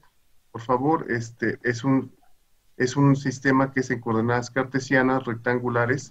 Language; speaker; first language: Spanish; native; Spanish